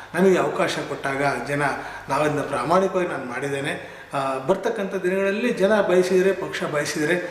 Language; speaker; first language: Kannada; native; Kannada